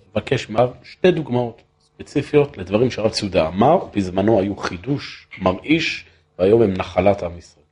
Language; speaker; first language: Hebrew; native; Hebrew